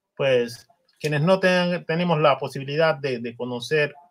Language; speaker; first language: Spanish; non-native, local second language; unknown